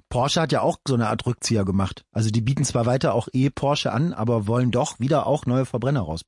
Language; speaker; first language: German; native; German